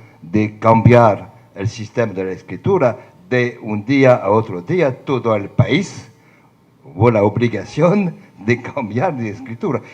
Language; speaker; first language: Spanish; non-native, fluent; French